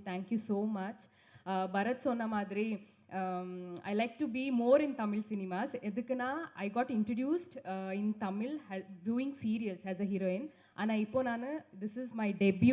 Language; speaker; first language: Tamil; non-native, local second language; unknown